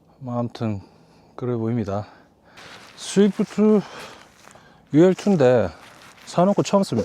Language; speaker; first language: Korean; native; Korean